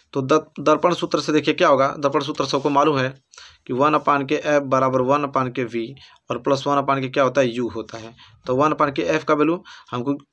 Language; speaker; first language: Hindi; native; Hindi